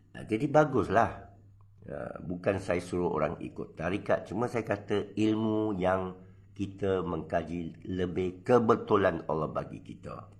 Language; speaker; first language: Malay; non-native, local second language; Chinese